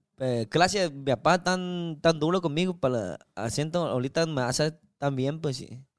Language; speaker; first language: Spanish; non-native, learner; Chinese